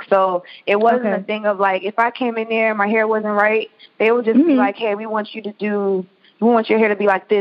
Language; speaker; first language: English; native; English